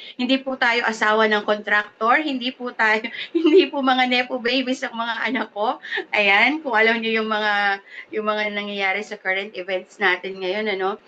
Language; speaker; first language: Filipino; native; Filipino